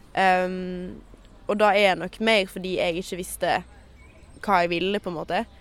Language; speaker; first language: Norwegian; native; Norwegian